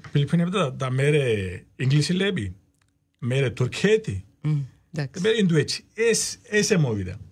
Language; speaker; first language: Georgian; non-native, learner; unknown